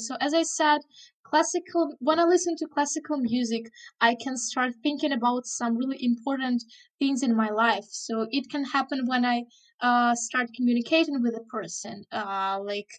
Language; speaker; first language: English; non-native, fluent; Ukrainian